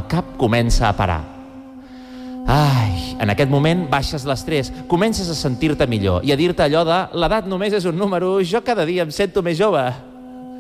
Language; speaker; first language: Catalan; native; Catalan